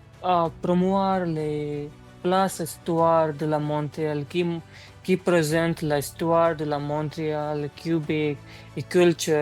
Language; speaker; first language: French; non-native, learner; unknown